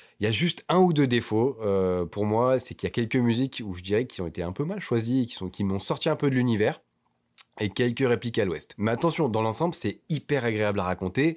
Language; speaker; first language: French; native; French